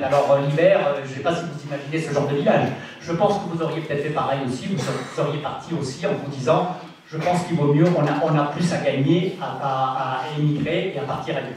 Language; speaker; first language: French; native; French